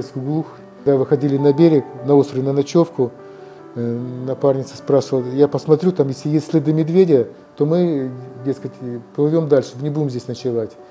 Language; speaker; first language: Russian; native; Russian